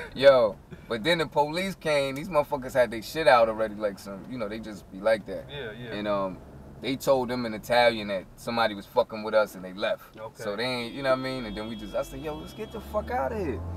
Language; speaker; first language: English; native; English